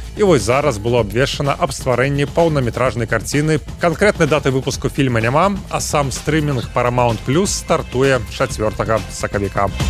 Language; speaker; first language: Belarusian; native; Belarusian